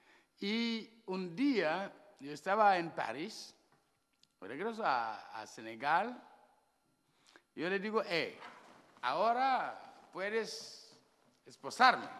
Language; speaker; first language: Spanish; non-native, learner; Wolof